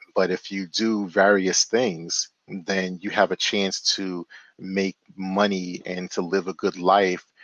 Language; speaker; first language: English; native; English